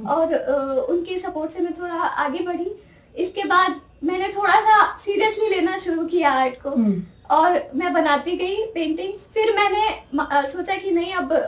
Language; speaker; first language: Hindi; native; Hindi